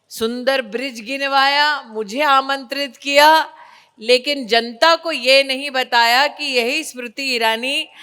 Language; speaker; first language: Hindi; native; Hindi